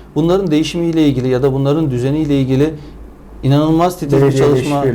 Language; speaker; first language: Turkish; native; Turkish